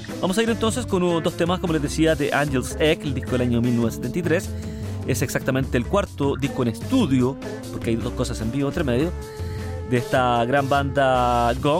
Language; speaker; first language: Spanish; native; Spanish